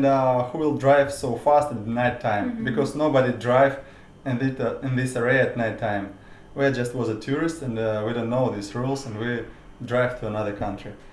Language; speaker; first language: English; non-native, learner; Russian